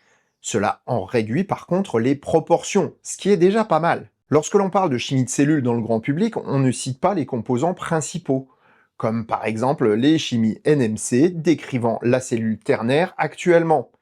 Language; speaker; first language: French; native; French